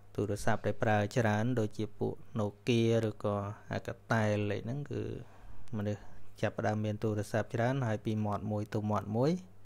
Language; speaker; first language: Khmer; native; Khmer